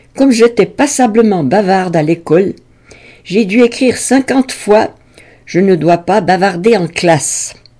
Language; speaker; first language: French; native; French